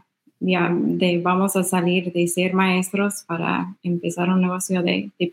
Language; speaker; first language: Spanish; non-native, fluent; English